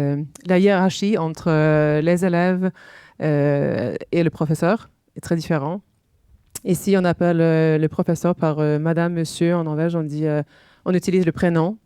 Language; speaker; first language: French; non-native, fluent; Norwegian